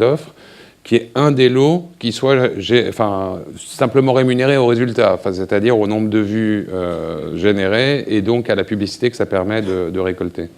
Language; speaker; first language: French; native; French